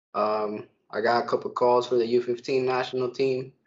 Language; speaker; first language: English; early bilingual, other home language; Spanish